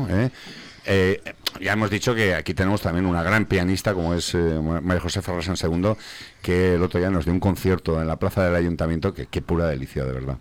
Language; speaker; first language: Spanish; native; Spanish